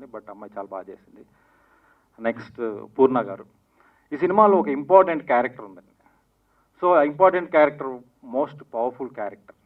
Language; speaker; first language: Telugu; native; Telugu